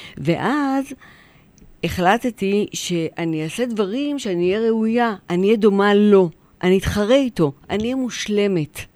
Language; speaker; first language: Hebrew; early bilingual, other home language; Polish